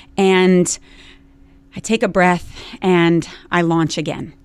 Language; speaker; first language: English; native; English